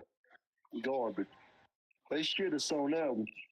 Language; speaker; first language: English; native; English